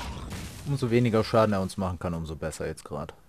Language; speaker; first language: German; native; German